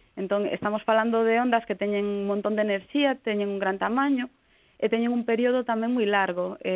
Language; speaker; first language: Galician; non-native, local second language; Spanish